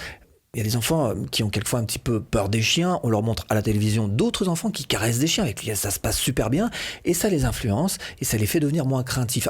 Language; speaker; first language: French; native; French